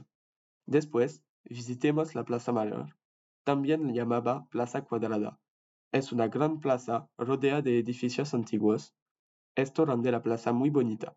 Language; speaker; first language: Spanish; non-native, learner; French